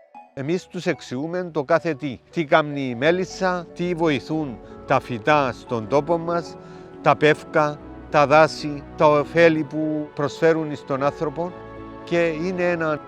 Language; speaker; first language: Greek; native; Greek